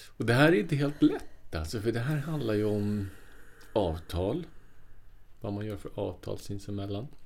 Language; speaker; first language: Swedish; native; Swedish